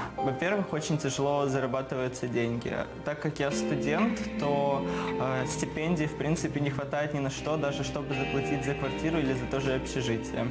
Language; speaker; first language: Russian; native; Russian